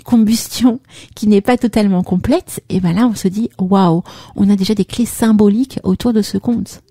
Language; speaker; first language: French; native; French